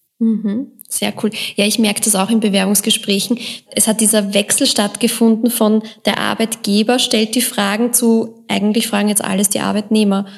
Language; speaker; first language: German; native; German